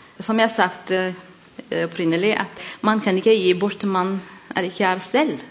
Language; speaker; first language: Norwegian; non-native, learner; Malagasy